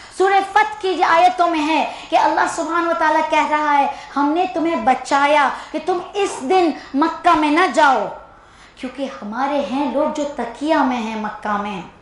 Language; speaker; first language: Urdu; early bilingual, heritage; Urdu